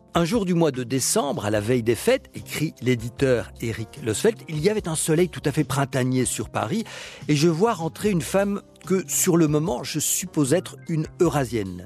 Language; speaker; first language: French; native; French